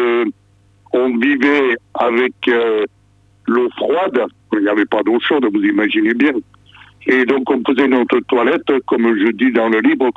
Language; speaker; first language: French; native; French